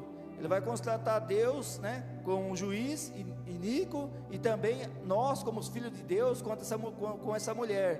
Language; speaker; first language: Portuguese; native; Portuguese